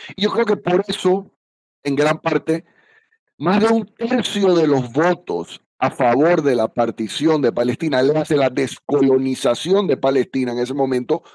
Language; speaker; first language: Spanish; native; Spanish